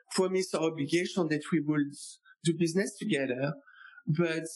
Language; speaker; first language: English; non-native, fluent; French